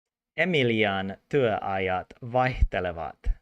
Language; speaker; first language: Finnish; non-native, learner; English